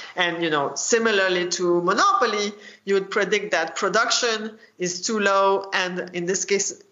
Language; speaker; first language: English; non-native, fluent; French